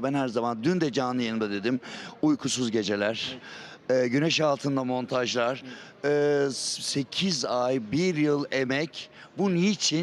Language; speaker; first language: Turkish; native; Turkish